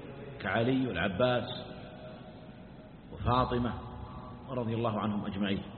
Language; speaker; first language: Arabic; native; Arabic